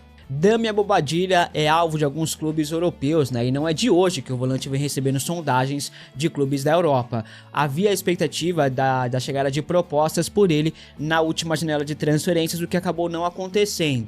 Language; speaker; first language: Portuguese; native; Portuguese